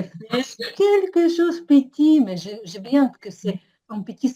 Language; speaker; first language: French; non-native, fluent; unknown